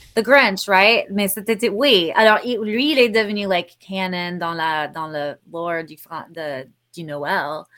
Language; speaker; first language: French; non-native, fluent; English